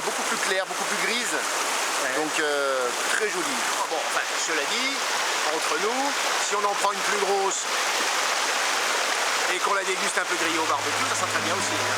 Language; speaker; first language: French; native; French